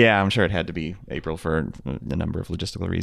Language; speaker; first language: English; native; English